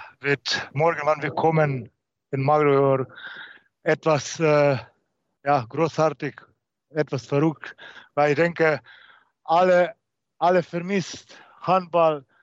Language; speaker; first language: German; non-native, learner; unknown